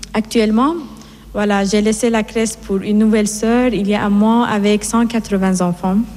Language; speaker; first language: French; non-native, fluent; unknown